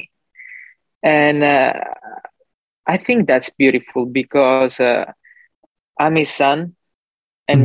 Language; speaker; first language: English; non-native, fluent; Italian